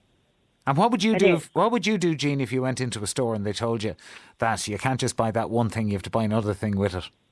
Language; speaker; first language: English; native; English